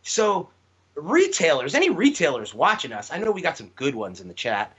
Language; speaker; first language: English; native; English